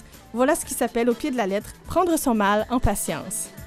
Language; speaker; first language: French; native; French